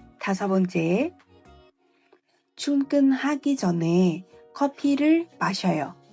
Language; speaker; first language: Korean; non-native, fluent; Vietnamese